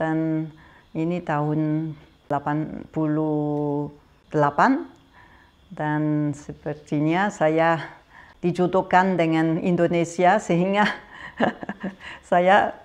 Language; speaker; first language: Indonesian; non-native, fluent; French